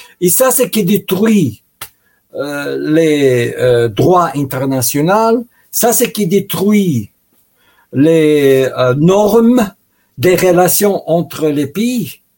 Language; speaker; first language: French; non-native, learner; Russian